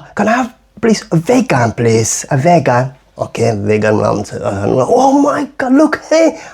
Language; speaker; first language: English; non-native, learner; Amharic